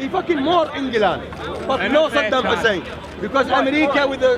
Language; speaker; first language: English; non-native, learner; Arabic